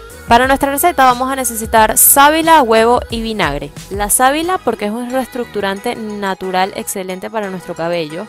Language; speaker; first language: Spanish; native; Spanish